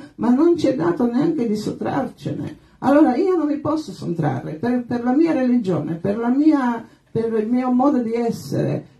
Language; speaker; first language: Italian; non-native, fluent; Croatian